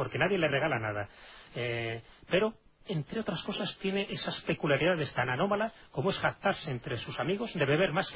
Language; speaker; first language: Spanish; native; Spanish